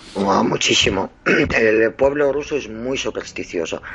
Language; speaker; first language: Spanish; non-native, fluent; Russian